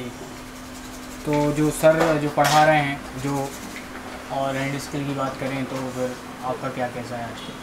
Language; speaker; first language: Hindi; native; Hindi